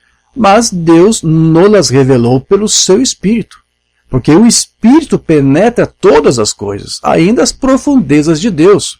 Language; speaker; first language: Portuguese; native; Portuguese